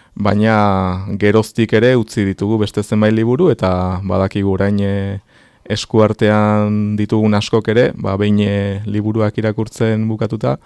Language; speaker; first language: Basque; native; Basque